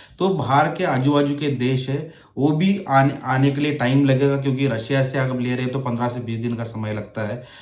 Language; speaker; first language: Hindi; non-native, local second language; Marathi